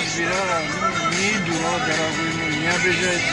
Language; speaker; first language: Russian; non-native, learner; Svan